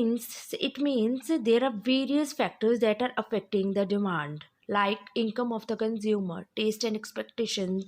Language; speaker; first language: English; non-native, local second language; Hindi